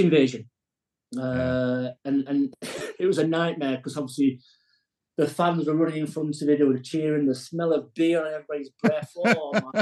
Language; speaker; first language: English; native; English